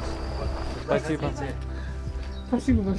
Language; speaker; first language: Russian; non-native, learner; English